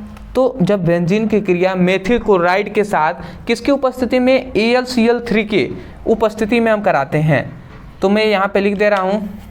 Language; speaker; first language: Hindi; native; Hindi